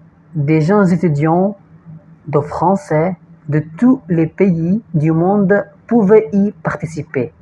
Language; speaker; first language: French; non-native, fluent; Arabic